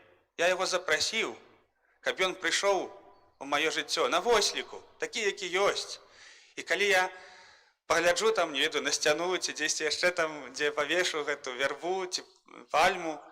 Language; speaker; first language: Belarusian; native; Belarusian